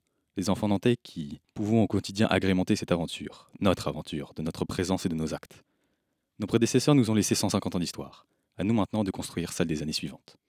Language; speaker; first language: French; native; French